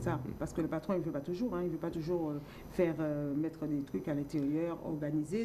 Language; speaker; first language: French; native; French